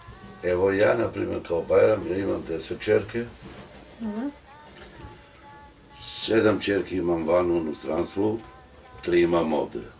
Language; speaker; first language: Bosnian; non-native, local second language; Romany